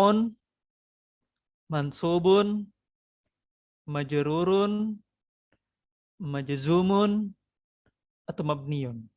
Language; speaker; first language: Arabic; non-native, fluent; Indonesian